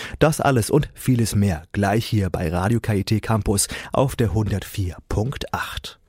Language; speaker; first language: German; native; German